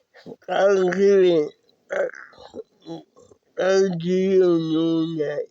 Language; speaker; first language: Russian; non-native, local second language; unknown